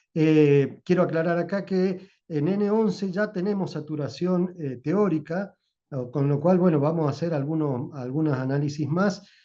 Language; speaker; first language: Spanish; native; Spanish